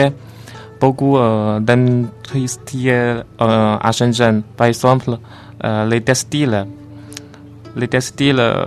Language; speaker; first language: French; non-native, learner; Chinese